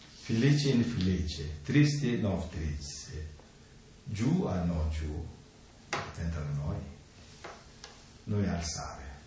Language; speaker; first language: Italian; non-native, learner; Tibetan